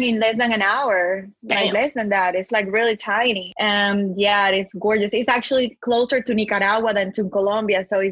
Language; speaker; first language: English; non-native, fluent; Spanish